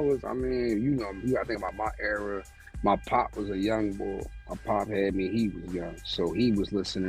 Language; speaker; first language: English; native; English